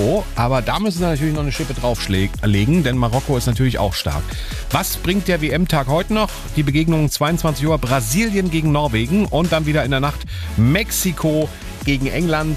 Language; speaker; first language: German; native; German